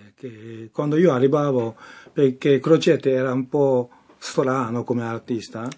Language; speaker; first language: Italian; non-native, learner; Japanese